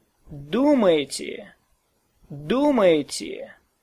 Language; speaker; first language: Russian; non-native, learner; English